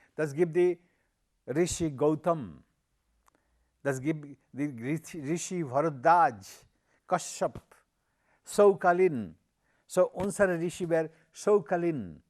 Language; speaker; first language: German; non-native, learner; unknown